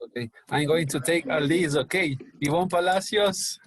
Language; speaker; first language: English; non-native, learner; Spanish